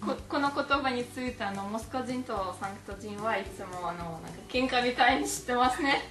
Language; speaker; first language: Japanese; non-native, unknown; Russian